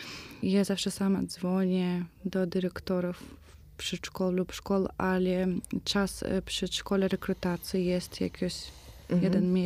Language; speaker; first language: Polish; non-native, fluent; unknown